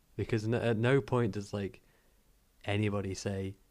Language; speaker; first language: English; native; English